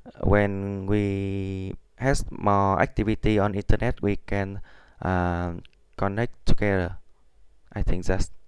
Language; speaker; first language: English; non-native, learner; Vietnamese